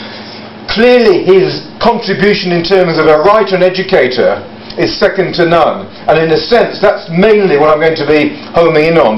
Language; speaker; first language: English; native; English